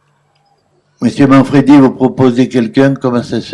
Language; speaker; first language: French; native; French